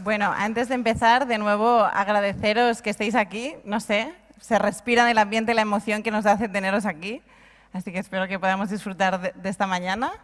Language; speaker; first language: Spanish; non-native, local second language; Catalan